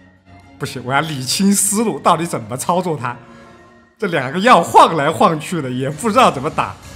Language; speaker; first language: Chinese; native; Chinese